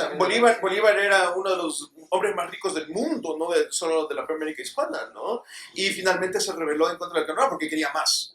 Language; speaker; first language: Spanish; native; Spanish